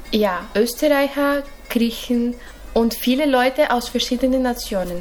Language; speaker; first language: German; non-native, learner; Greek